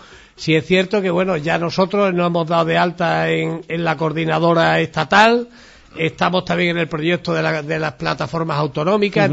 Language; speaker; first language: Spanish; native; Spanish